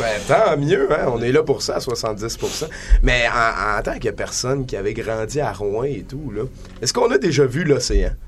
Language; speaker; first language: French; native; French